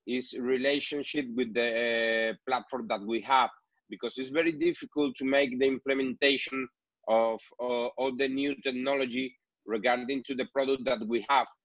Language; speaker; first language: English; non-native, learner; Spanish